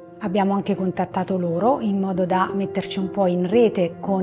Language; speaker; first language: Italian; native; Italian